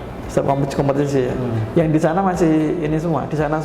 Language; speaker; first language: Indonesian; native; Indonesian